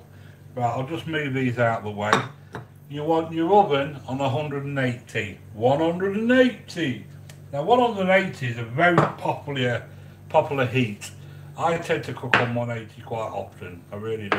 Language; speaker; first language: English; native; English